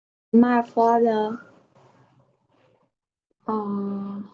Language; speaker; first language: English; non-native, learner; Vietnamese